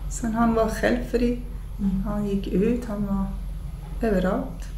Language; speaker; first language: Swedish; non-native, fluent; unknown